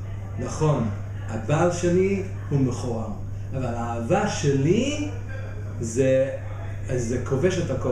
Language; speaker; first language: Hebrew; non-native, fluent; English